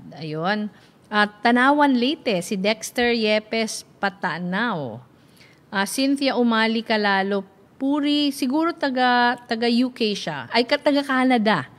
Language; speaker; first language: Filipino; non-native, local second language; Bikol